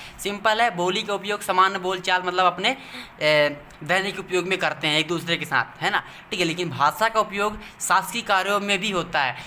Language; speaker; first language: Hindi; native; Hindi